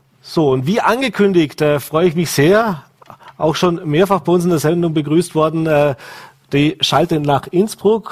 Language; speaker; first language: German; native; German